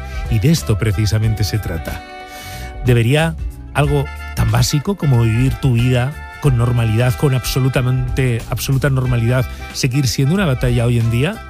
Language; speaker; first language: Spanish; native; Spanish